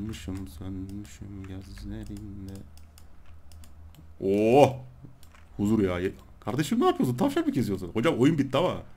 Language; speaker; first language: Turkish; native; Turkish